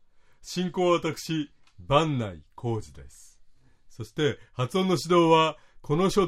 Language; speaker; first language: Japanese; native; Japanese